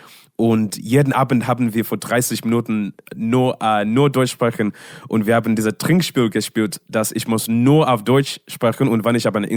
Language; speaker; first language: German; non-native, learner; English